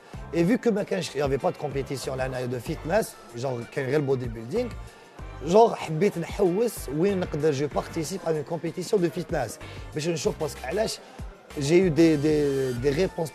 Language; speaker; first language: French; non-native, local second language; Arabic